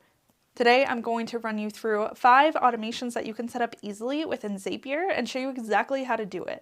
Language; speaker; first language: English; native; English